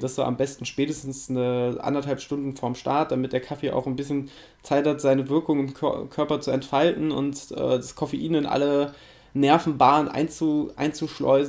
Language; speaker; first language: German; native; German